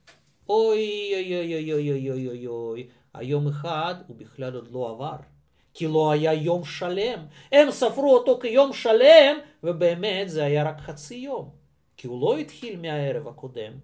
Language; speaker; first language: Hebrew; non-native, fluent; Russian